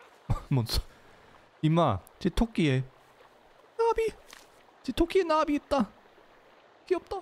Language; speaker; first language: Korean; non-native, learner; German